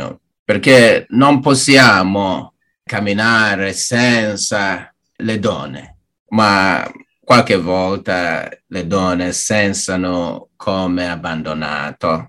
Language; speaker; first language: Italian; non-native, learner; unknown